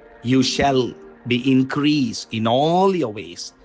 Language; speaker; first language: English; non-native, local second language; Tamil